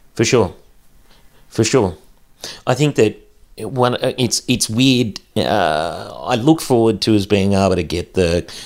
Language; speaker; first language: English; native; English